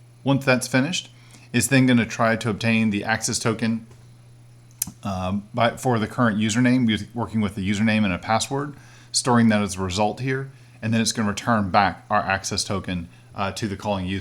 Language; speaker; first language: English; native; English